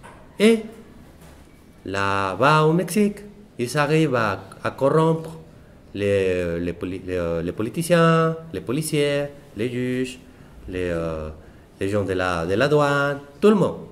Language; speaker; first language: French; non-native, fluent; Spanish